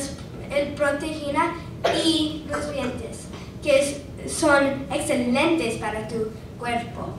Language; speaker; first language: Spanish; non-native, learner; English